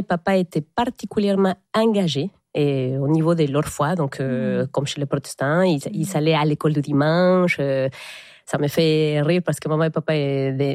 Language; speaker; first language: French; non-native, fluent; Spanish